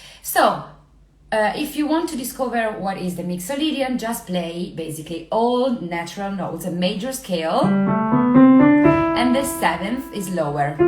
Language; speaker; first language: English; non-native, fluent; Italian